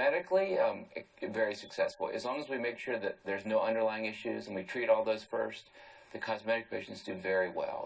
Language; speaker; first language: English; native; English